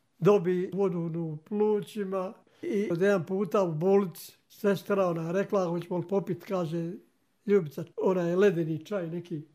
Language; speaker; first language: Serbian; native; Serbian